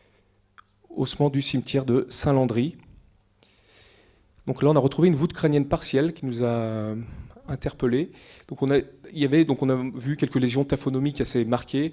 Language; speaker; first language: French; native; French